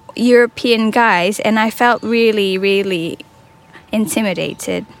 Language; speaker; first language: English; non-native, fluent; Indonesian